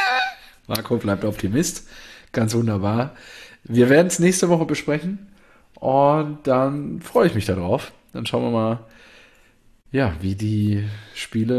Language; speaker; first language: German; native; German